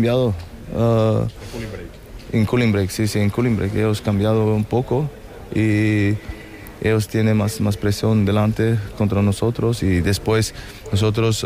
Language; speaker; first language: Spanish; non-native, fluent; German